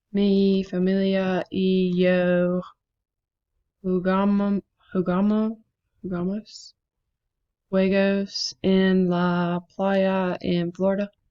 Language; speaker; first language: Spanish; non-native, learner; English